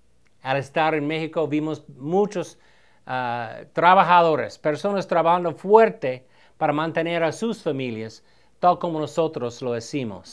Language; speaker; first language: Spanish; non-native, fluent; English